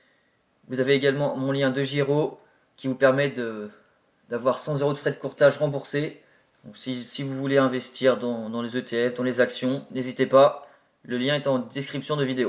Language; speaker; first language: French; native; French